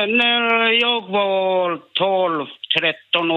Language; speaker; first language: Swedish; non-native, learner; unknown